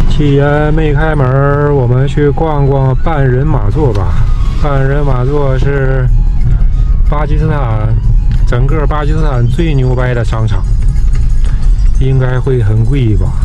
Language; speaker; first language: Chinese; native; Chinese